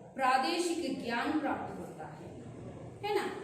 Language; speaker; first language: Hindi; non-native, local second language; Kannada